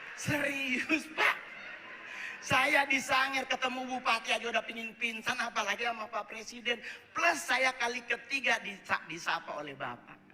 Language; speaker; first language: Indonesian; native; Indonesian